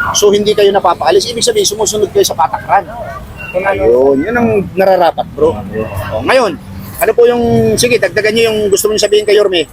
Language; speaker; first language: Filipino; native; Filipino